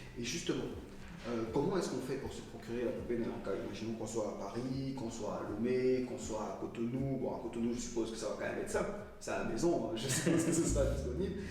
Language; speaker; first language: French; native; French